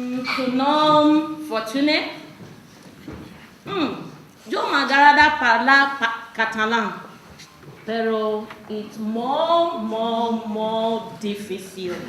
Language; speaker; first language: Catalan; non-native, learner; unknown